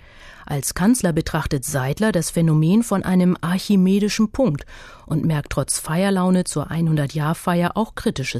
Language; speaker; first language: German; native; German